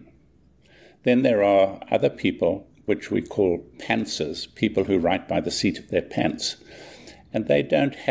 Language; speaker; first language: English; native; English